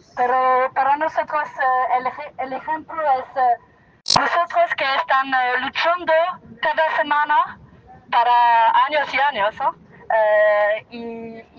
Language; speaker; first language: Spanish; non-native, learner; French